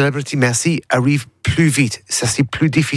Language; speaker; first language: French; non-native, learner; English